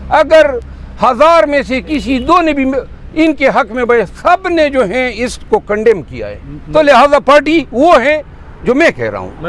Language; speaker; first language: Urdu; non-native, local second language; Pashto